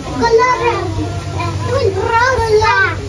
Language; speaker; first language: Spanish; early bilingual, other home language; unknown